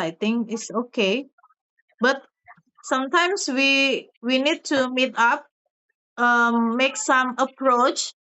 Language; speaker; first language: English; non-native, learner; Indonesian